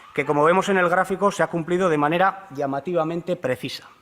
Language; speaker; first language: Spanish; native; Spanish